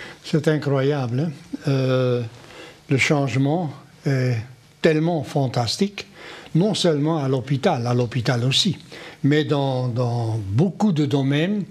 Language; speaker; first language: French; non-native, local second language; Dutch